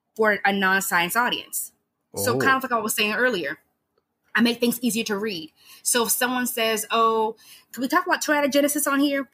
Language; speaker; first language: English; native; English